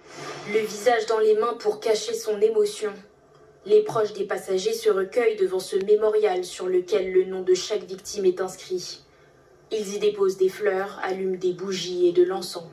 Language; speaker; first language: French; native; French